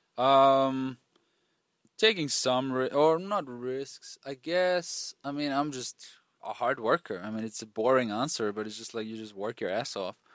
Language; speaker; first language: English; non-native, fluent; German